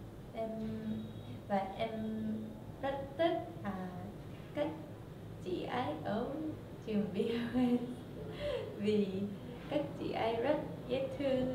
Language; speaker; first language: Vietnamese; non-native, learner; Japanese